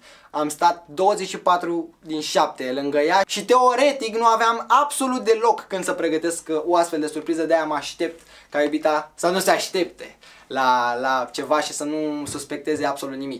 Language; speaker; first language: Romanian; native; Romanian